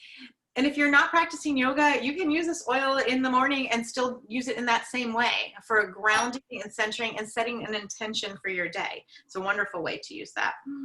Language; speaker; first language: English; native; English